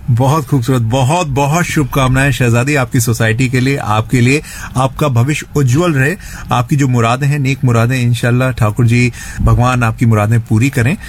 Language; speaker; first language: Hindi; native; Hindi